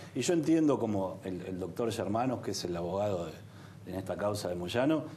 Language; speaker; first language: Spanish; native; Spanish